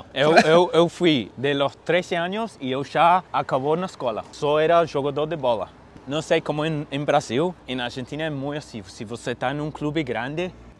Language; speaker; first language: Portuguese; non-native, fluent; English